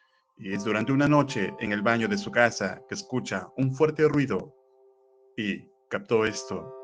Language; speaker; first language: Spanish; native; Spanish